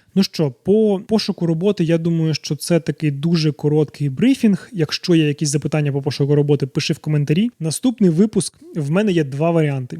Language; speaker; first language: Ukrainian; non-native, local second language; Russian